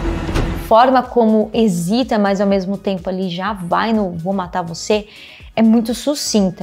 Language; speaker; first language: Portuguese; native; Portuguese